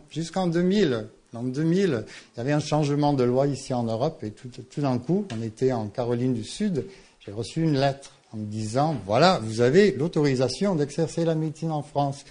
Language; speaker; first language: French; non-native, fluent; English